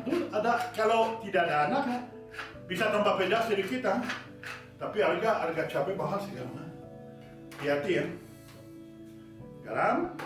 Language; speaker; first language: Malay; non-native, fluent; French